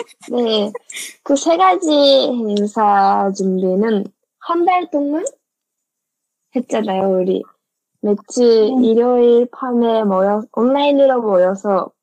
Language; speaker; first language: Korean; non-native, learner; Japanese